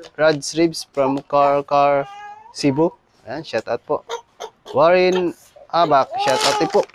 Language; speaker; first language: Filipino; non-native, local second language; Cebuano